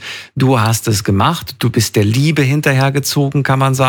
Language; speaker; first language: German; native; German